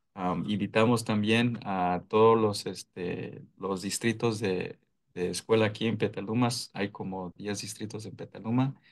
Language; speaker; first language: Spanish; early bilingual, heritage; Spanish